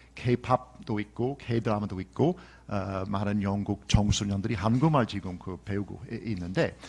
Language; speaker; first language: Korean; non-native, fluent; English